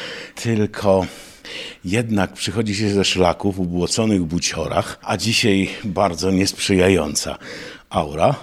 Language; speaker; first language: Polish; native; Polish